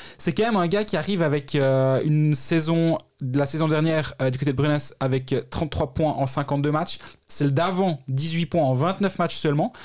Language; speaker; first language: French; native; French